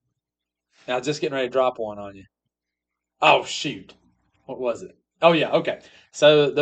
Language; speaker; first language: English; native; English